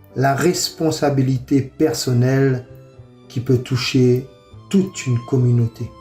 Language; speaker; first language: French; native; French